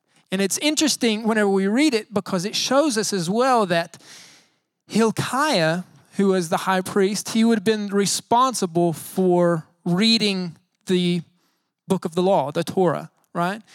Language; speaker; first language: English; native; English